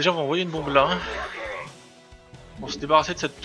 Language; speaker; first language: French; native; French